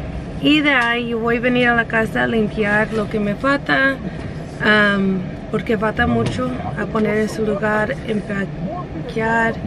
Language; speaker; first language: Spanish; non-native, learner; English